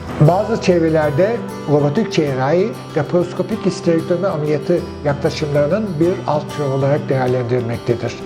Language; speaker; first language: Turkish; native; Turkish